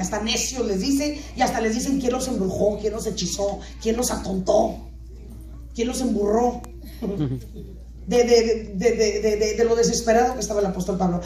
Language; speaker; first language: Spanish; native; Spanish